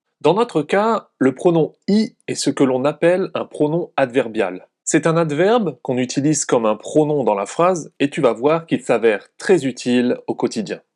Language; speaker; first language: French; native; French